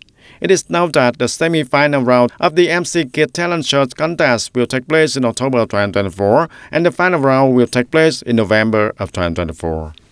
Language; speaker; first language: English; non-native, fluent; Vietnamese